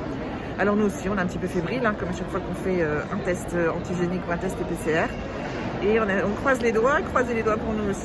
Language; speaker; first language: French; native; French